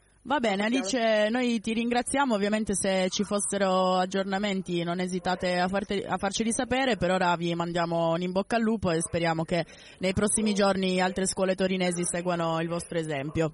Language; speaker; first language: Italian; native; Italian